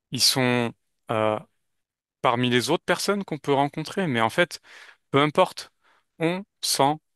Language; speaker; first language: French; native; French